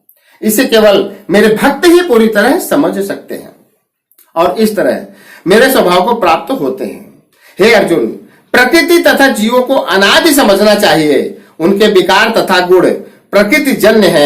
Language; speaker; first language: Hindi; native; Hindi